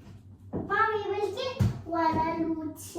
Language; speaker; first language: Italian; early bilingual, other home language; Filipino